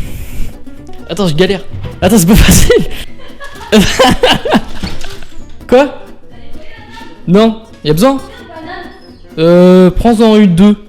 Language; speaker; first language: French; native; French